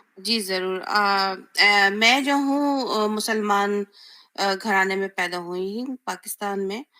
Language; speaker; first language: Urdu; native; Urdu